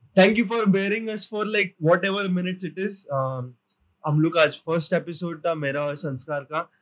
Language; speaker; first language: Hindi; non-native, local second language; Marathi